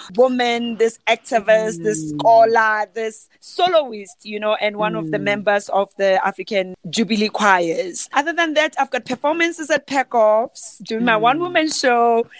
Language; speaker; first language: English; non-native, local second language; Southern Sotho